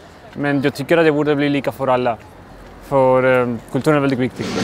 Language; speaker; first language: Swedish; non-native, local second language; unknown